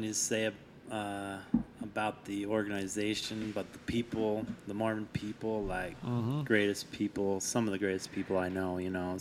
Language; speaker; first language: English; native; English